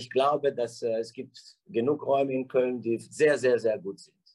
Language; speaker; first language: German; non-native, fluent; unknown